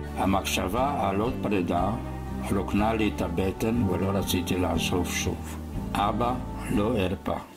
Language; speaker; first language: Hebrew; non-native, fluent; Romanian